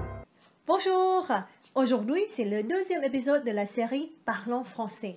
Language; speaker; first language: French; non-native, fluent; Thai